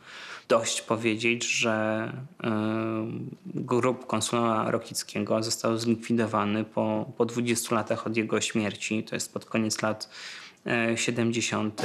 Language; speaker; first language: Polish; native; Polish